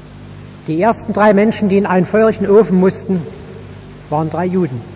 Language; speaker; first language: German; native; German